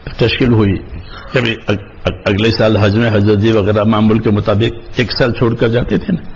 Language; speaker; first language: Urdu; non-native, local second language; Gujarati